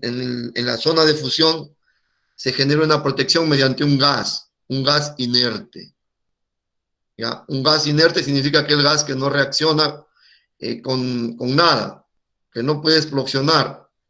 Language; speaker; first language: Spanish; native; Spanish